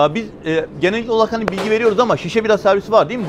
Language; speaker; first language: Turkish; native; Turkish